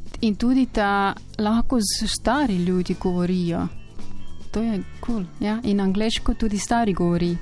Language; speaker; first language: Slovenian; non-native, learner; Estonian